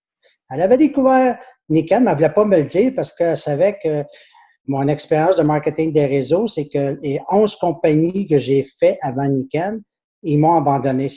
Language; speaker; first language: French; native; French